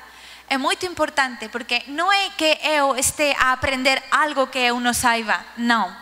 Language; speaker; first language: Portuguese; non-native, learner; Spanish